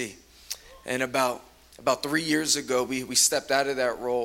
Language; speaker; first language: English; native; English